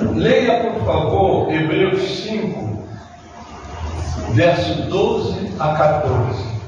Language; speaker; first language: Portuguese; native; Portuguese